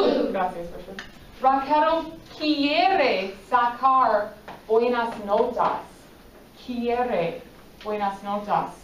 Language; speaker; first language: Spanish; non-native, fluent; English